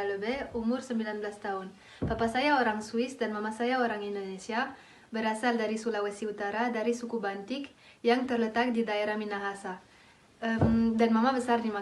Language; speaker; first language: Indonesian; early bilingual, heritage; Indonesian